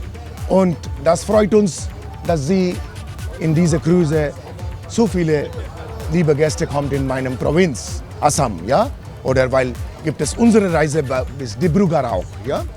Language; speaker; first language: German; non-native, learner; Assamese